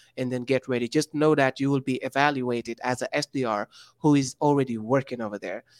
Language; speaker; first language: English; non-native, fluent; Wolof